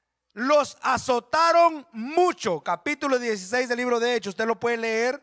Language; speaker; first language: Spanish; native; Spanish